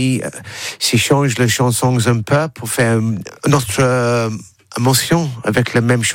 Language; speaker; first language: French; non-native, learner; English